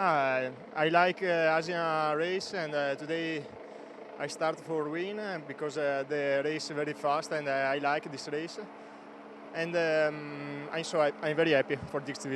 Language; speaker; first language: English; non-native, learner; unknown